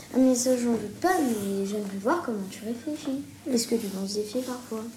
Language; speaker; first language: French; native; French